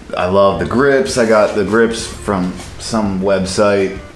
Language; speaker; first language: English; native; English